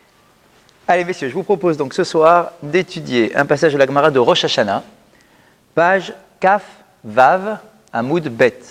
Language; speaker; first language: French; native; French